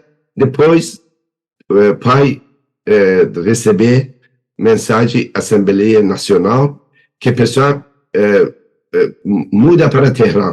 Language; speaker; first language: Portuguese; non-native, learner; Persian